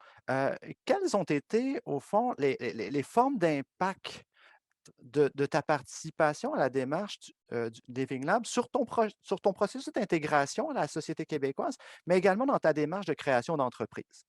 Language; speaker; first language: French; native; French